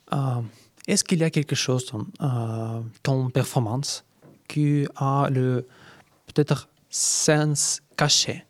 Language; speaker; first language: French; non-native, learner; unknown